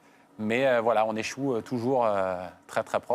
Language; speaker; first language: French; native; French